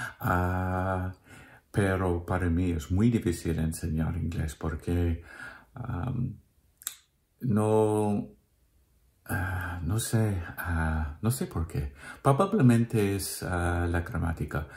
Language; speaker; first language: Spanish; non-native, learner; English